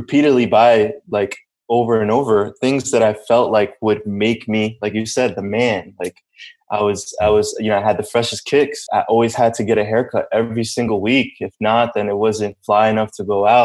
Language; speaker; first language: English; early bilingual, other home language; Spanish